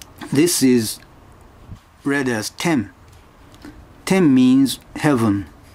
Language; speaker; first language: English; non-native, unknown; Japanese